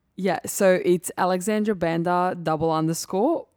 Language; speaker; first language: English; early bilingual, other home language; Serbian